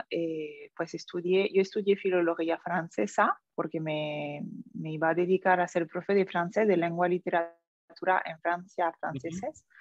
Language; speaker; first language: Spanish; non-native, fluent; French